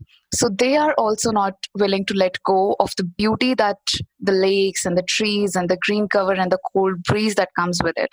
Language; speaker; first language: English; non-native, local second language; Hindi